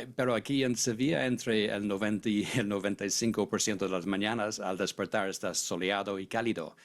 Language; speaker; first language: Spanish; non-native, fluent; English